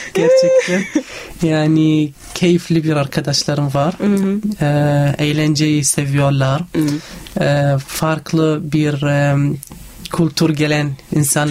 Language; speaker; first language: Turkish; non-native, learner; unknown